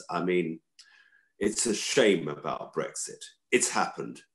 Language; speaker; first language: English; native; English